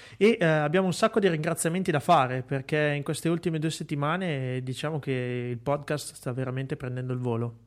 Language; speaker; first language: Italian; native; Italian